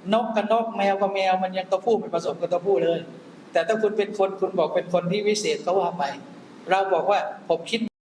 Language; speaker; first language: Thai; non-native, local second language; Malay